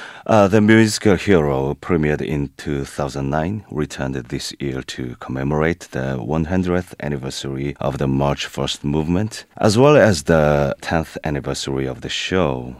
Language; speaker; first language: English; non-native, fluent; Korean